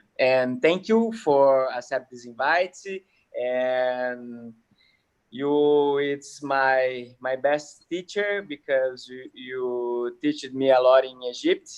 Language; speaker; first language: English; non-native, learner; Portuguese